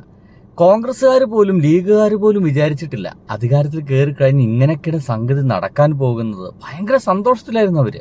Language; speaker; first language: Malayalam; native; Malayalam